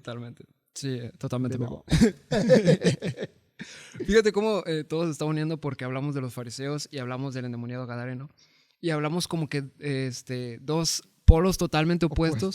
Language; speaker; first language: Spanish; native; Spanish